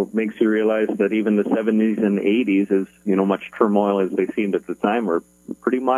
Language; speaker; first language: English; native; English